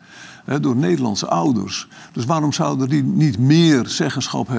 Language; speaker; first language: Dutch; native; Dutch